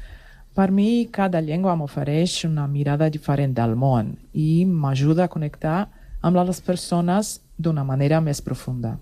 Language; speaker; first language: Catalan; non-native, learner; Portuguese